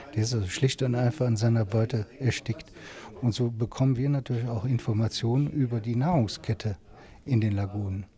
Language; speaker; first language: German; native; German